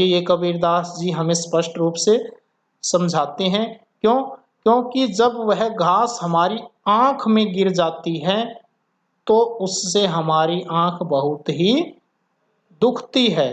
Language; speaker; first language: Hindi; native; Hindi